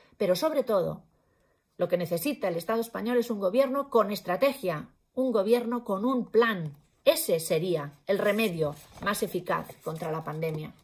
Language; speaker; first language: Spanish; non-native, local second language; Catalan